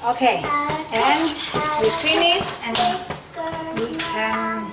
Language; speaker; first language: English; non-native, learner; Indonesian